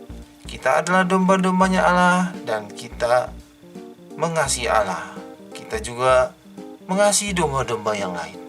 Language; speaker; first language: Indonesian; native; Indonesian